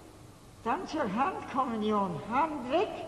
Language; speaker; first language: German; native; German